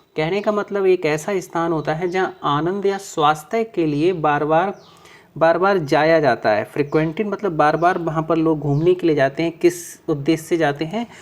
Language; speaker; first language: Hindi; native; Hindi